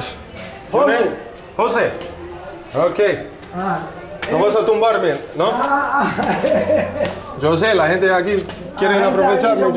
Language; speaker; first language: Spanish; non-native, learner; English